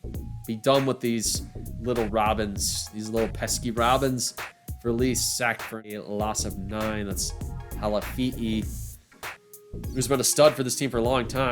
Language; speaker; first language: English; native; English